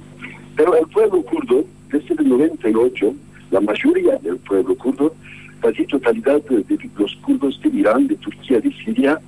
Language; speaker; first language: Spanish; non-native, fluent; Kurdish